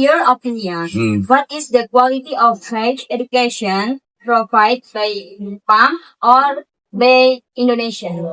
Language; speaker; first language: English; non-native, learner; Indonesian